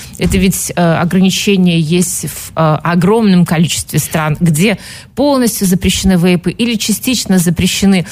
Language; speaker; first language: Russian; native; Russian